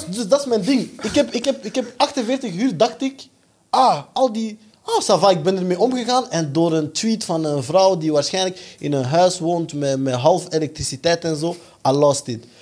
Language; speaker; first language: Dutch; early bilingual, other home language; French